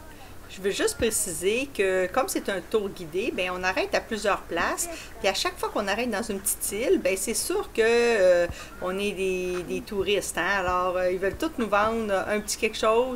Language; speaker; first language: French; native; French